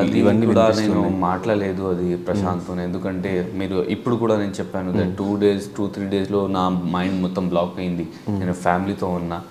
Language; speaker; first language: Telugu; non-native, local second language; Hindi